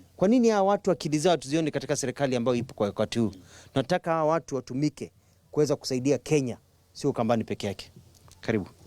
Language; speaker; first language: Swahili; non-native, local second language; Kamba